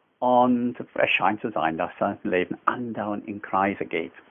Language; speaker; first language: German; non-native, fluent; English